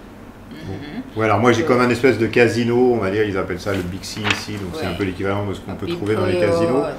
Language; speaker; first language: French; native; French